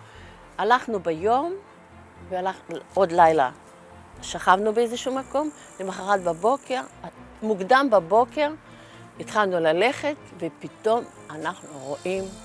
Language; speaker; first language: Hebrew; early bilingual, other home language; Yiddish